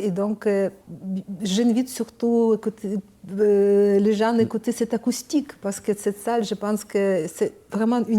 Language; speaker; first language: French; non-native, learner; Ukrainian